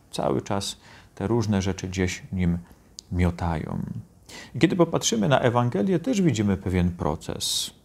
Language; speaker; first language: Polish; native; Polish